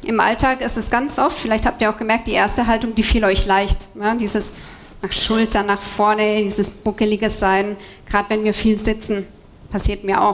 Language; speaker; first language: German; native; German